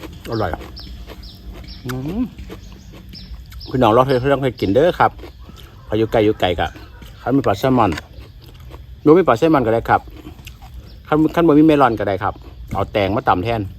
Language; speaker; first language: Thai; non-native, local second language; Northeastern Thai